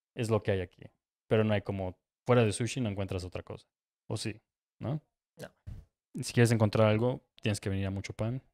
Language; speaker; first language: Spanish; native; Spanish